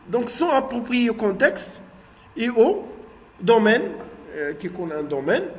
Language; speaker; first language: French; non-native, local second language; Arabic